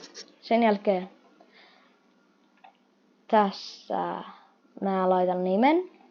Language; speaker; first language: Finnish; non-native, fluent; Russian